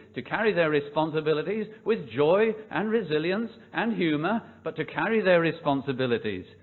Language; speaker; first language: English; native; English